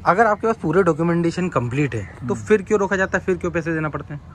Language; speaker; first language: Hindi; native; Hindi